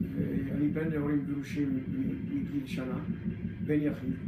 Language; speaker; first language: Hebrew; early bilingual, other home language; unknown